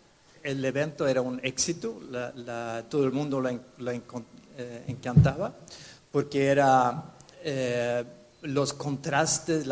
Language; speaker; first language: Spanish; non-native, fluent; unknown